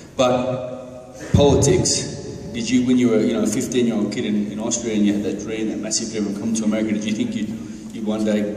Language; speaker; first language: English; native; English